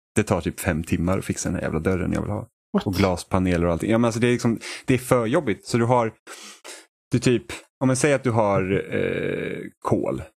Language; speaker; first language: Swedish; native; Swedish